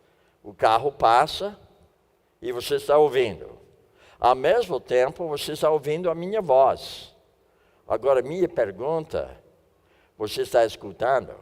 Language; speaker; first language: Portuguese; non-native, fluent; English